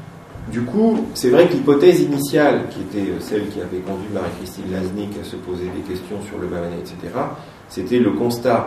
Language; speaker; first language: French; native; French